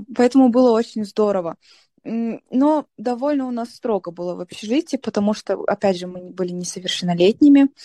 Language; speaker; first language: Russian; non-native, local second language; Tajik